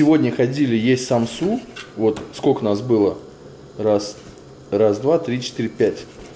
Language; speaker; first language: Russian; native; Russian